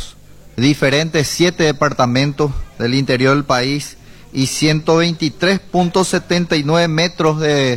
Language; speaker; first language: Spanish; native; Spanish